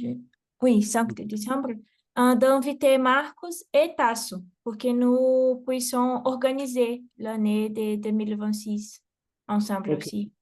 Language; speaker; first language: French; non-native, fluent; Portuguese